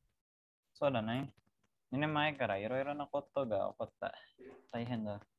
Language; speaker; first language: Japanese; non-native, learner; Indonesian